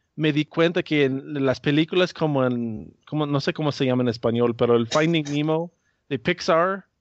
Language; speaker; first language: Spanish; non-native, fluent; English